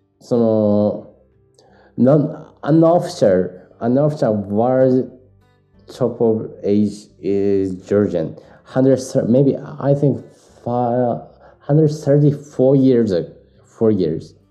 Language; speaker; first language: English; non-native, learner; Japanese